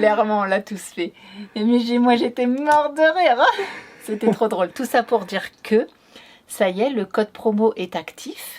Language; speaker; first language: French; native; French